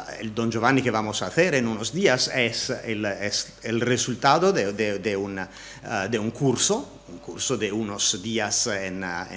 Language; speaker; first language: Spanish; non-native, learner; Italian